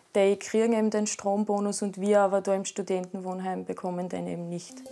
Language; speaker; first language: German; non-native, fluent; Latvian